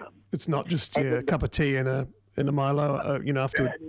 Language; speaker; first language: English; native; English